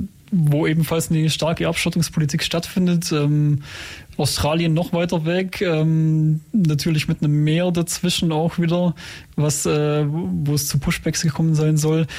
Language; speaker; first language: German; native; German